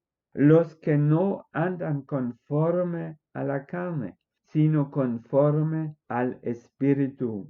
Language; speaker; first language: Spanish; non-native, fluent; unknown